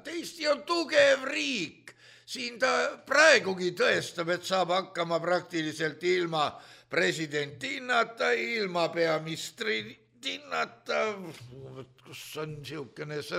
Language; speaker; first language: Estonian; native; Estonian